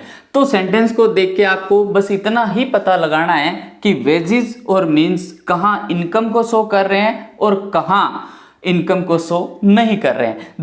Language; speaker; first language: Hindi; native; Hindi